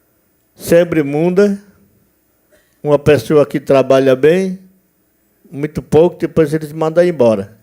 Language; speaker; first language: Portuguese; non-native, local second language; Yanomámi